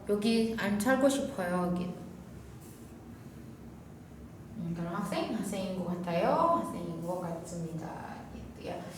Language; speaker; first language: Korean; non-native, fluent; Indonesian